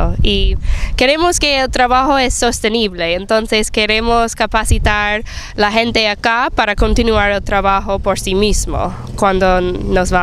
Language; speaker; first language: Spanish; non-native, fluent; English